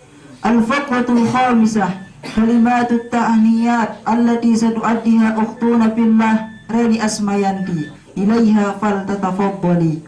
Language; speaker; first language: Arabic; non-native, fluent; Indonesian